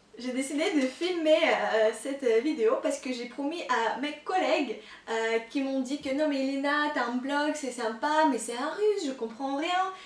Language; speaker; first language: French; non-native, fluent; Russian